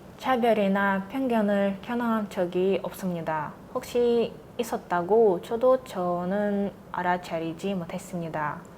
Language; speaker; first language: Korean; non-native, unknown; Russian